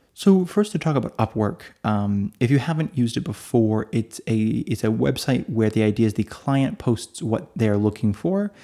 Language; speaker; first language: English; native; English